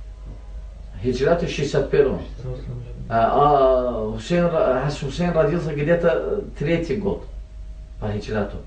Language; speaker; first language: Russian; non-native, learner; Azerbaijani